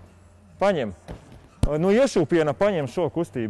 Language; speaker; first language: Latvian; non-native, local second language; Russian